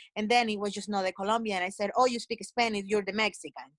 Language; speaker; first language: English; non-native, fluent; Spanish